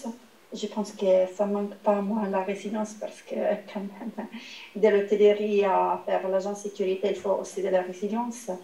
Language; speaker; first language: French; non-native, fluent; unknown